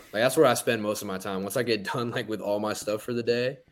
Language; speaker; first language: English; native; English